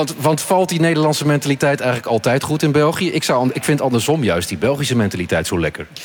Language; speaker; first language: Dutch; native; Dutch